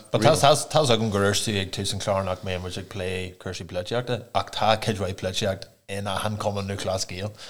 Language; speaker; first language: Irish; non-native, local second language; English